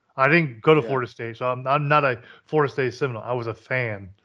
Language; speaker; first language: English; native; English